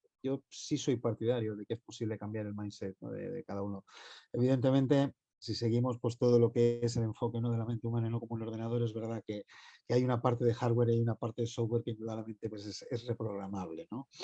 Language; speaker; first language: Spanish; native; Spanish